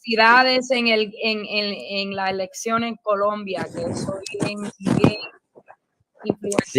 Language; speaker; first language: Spanish; early bilingual, heritage; Spanish